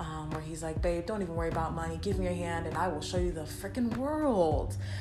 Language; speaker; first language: English; native; English